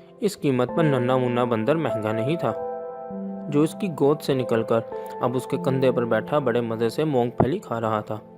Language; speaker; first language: Urdu; native; Urdu